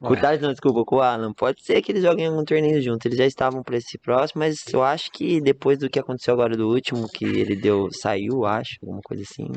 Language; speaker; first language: Portuguese; native; Portuguese